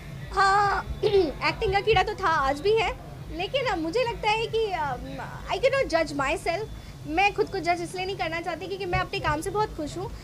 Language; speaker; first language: Hindi; native; Hindi